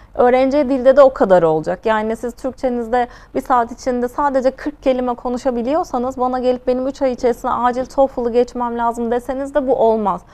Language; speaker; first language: Turkish; native; Turkish